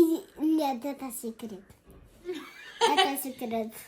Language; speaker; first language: Russian; early bilingual, other home language; Tajik